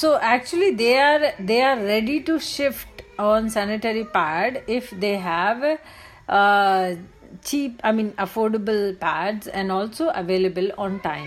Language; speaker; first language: English; non-native, local second language; Hindi